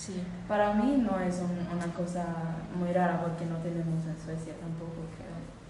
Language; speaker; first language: Spanish; non-native, learner; Swedish